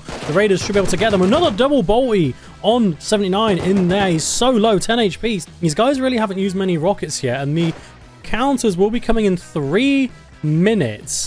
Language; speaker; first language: English; native; English